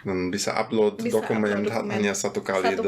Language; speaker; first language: Indonesian; non-native, fluent; German